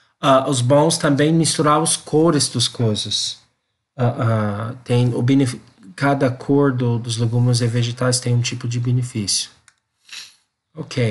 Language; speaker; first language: Portuguese; non-native, learner; English